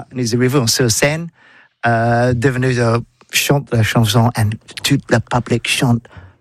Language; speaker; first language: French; non-native, learner; English